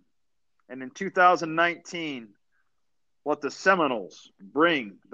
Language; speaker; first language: English; native; English